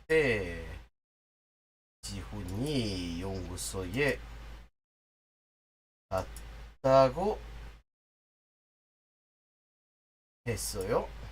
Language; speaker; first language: Korean; non-native, learner; English